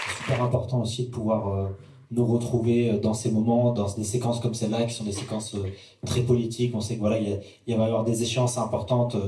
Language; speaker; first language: French; early bilingual, other home language; Arabic